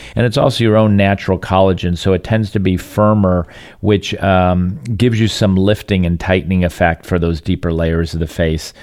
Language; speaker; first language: English; native; English